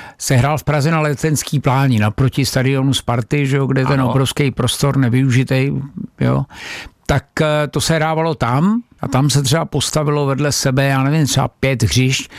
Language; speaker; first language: Czech; native; Czech